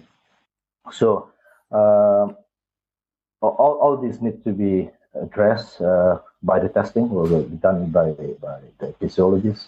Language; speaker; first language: English; non-native, local second language; Malay